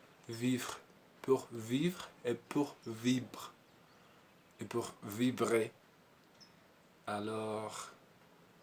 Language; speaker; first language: French; non-native, learner; Spanish